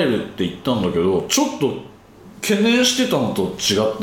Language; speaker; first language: Japanese; native; Japanese